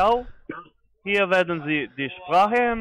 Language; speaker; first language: German; non-native, fluent; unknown